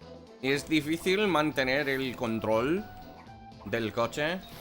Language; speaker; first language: Spanish; non-native, fluent; English